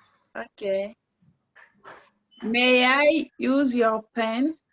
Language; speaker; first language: English; non-native, learner; French